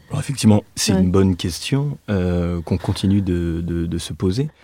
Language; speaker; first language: French; native; French